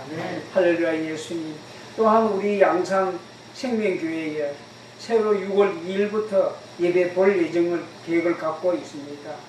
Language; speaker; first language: Korean; native; Korean